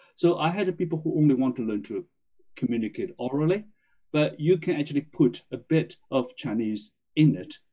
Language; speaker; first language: English; non-native, fluent; Chinese